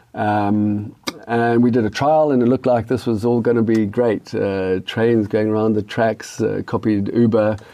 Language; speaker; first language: English; native; English